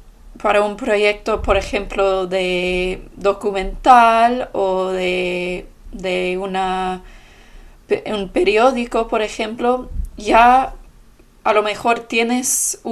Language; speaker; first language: Spanish; non-native, fluent; English